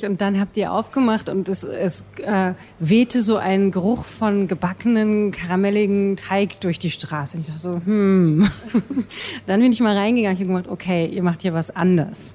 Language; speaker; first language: German; native; German